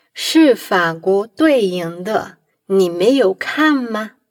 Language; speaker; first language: Chinese; non-native, fluent; Portuguese